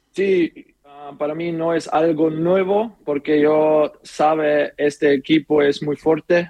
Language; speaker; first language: Spanish; non-native, learner; German